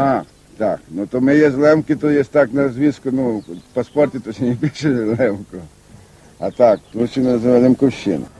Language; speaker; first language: Polish; non-native, local second language; Rusyn